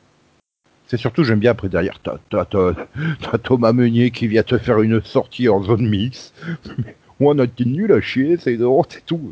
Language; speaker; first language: French; native; French